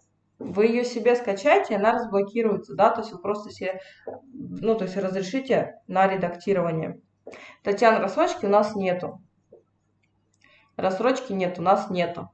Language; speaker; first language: Russian; native; Russian